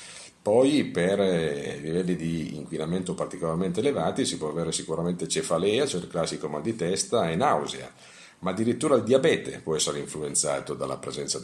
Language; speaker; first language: Italian; native; Italian